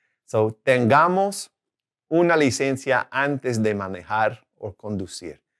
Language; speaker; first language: Spanish; non-native, fluent; English